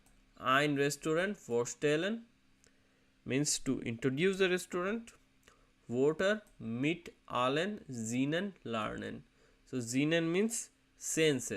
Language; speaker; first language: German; non-native, learner; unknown